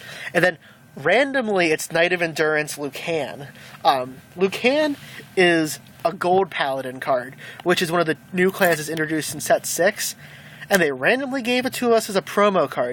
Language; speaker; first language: English; native; English